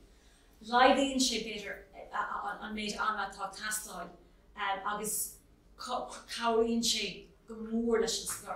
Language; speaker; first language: Irish; non-native, local second language; English